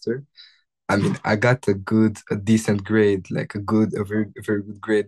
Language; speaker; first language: English; non-native, fluent; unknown